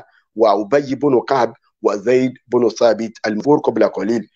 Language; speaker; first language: Arabic; non-native, fluent; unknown